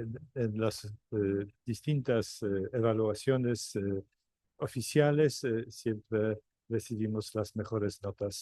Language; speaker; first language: Spanish; non-native, fluent; Polish